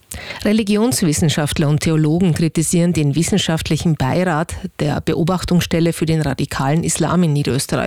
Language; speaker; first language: German; native; German